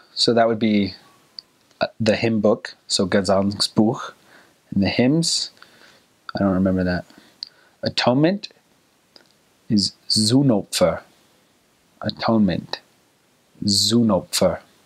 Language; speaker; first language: English; native; English